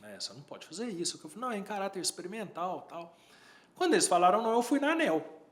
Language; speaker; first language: Portuguese; native; Portuguese